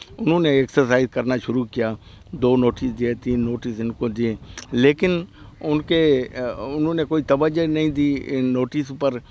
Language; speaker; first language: Urdu; non-native, local second language; Baluchi